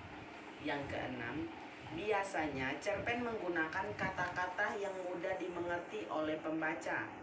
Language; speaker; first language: Indonesian; native; Indonesian